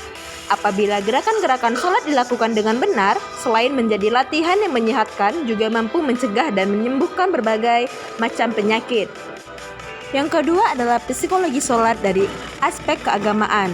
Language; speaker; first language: Indonesian; native; Indonesian